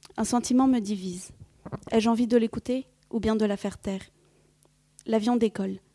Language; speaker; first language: French; early bilingual, other home language; Vietnamese